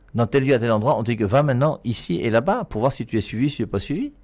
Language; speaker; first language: French; native; French